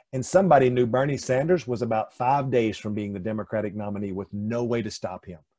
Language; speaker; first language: English; native; English